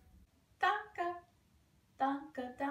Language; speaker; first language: German; non-native, learner; English